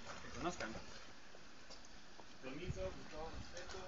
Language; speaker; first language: Spanish; native; Spanish